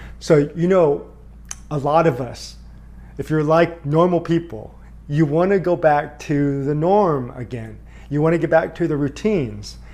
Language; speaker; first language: English; early bilingual, other home language; Korean